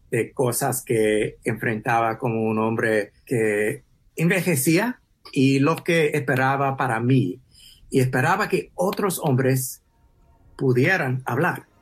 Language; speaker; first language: Spanish; early bilingual, heritage; English